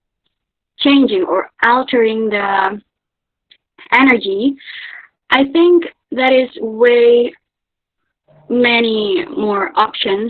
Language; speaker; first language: English; non-native, local second language; Indonesian